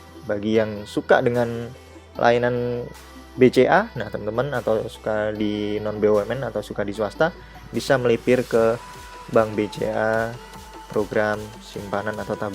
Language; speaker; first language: Indonesian; native; Indonesian